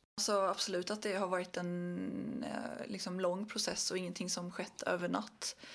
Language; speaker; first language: Swedish; early bilingual, other home language; Arabic